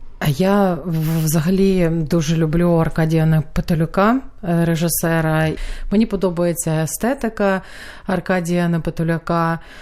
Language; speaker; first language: Ukrainian; native; Ukrainian